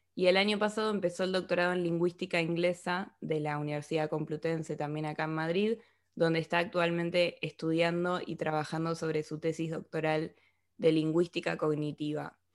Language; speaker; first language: Spanish; native; Spanish